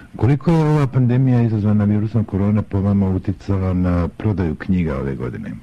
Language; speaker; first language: Serbian; native; Serbian